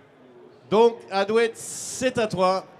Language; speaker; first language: French; native; French